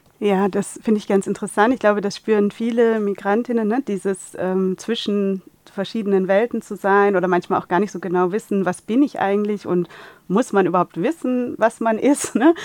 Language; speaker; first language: German; native; German